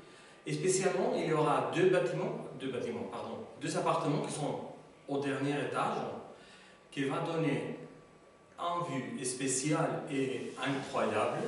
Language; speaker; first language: French; non-native, learner; Spanish